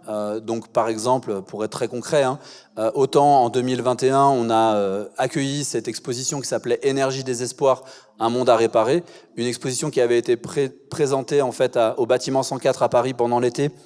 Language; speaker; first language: French; native; French